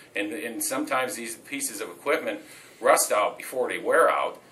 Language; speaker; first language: English; native; English